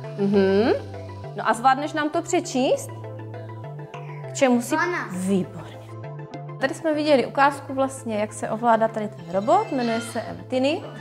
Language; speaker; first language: Czech; native; Czech